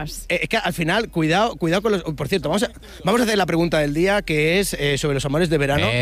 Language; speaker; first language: Spanish; native; Spanish